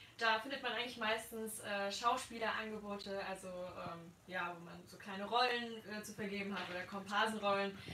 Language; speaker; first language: German; native; German